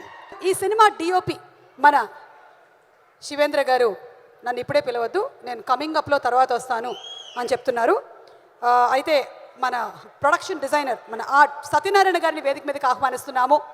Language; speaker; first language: Telugu; native; Telugu